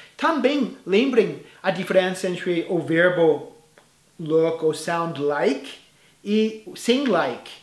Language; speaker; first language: Portuguese; non-native, fluent; English